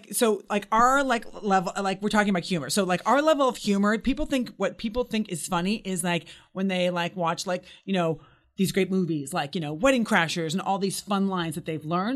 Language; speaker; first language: English; native; English